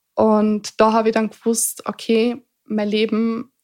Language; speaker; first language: German; native; German